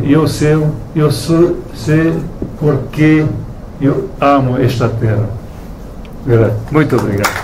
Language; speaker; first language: Portuguese; non-native, learner; Romanian